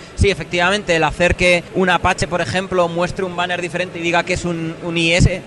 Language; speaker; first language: Spanish; native; Spanish